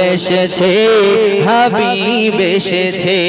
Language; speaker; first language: Bangla; native; Bangla